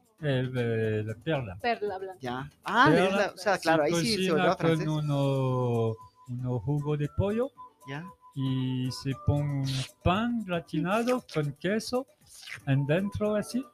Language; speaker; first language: Spanish; non-native, learner; French